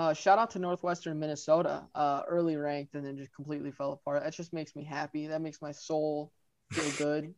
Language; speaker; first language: English; native; English